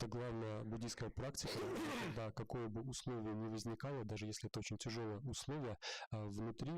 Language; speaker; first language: Russian; native; Russian